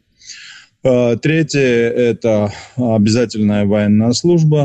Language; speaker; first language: Russian; non-native, local second language; Georgian